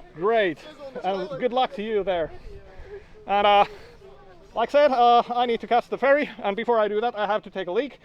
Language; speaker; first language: English; non-native, fluent; Finnish